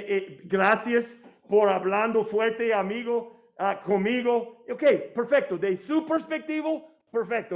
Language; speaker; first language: Spanish; non-native, fluent; English